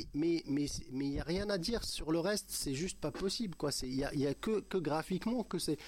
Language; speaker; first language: French; non-native, local second language; Arabic